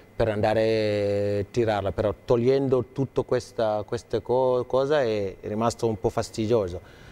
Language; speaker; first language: Italian; non-native, fluent; Wolof